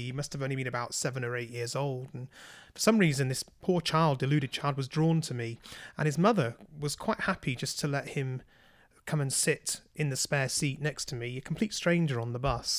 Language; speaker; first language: English; native; English